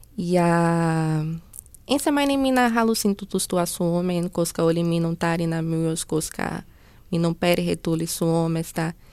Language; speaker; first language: Finnish; non-native, learner; Portuguese